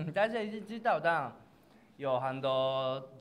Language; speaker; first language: Chinese; non-native, learner; Japanese